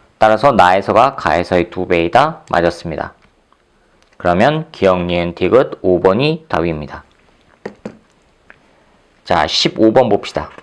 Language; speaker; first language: Korean; native; Korean